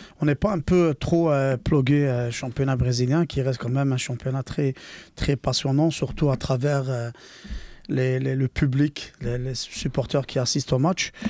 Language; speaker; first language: French; non-native, local second language; Arabic